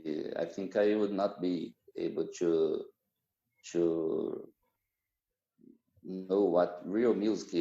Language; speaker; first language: English; non-native, fluent; Portuguese